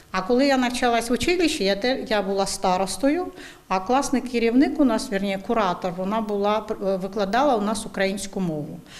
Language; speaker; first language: Ukrainian; non-native, local second language; Russian